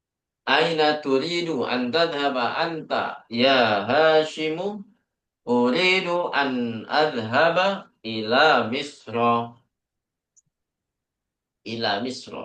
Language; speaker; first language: Arabic; non-native, fluent; Indonesian